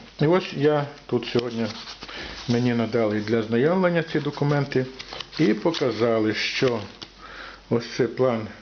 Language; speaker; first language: Ukrainian; native; Ukrainian